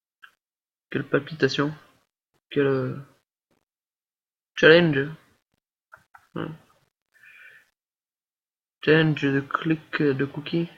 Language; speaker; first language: French; native; French